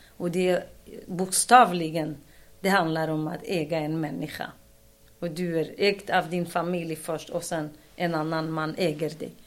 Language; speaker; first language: Swedish; non-native, fluent; Kurdish